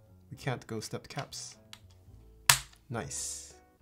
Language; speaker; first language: English; early bilingual, other home language; Korean